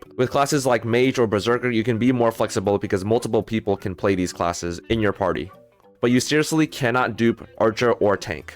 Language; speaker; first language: English; native; English